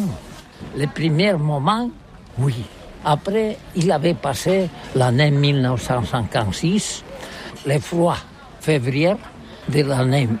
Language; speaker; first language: French; non-native, learner; Catalan